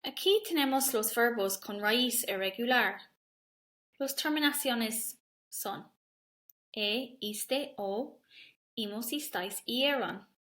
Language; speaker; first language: Spanish; non-native, learner; English